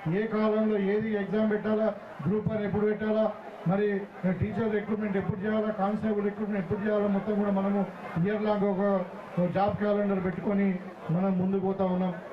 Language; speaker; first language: Telugu; native; Telugu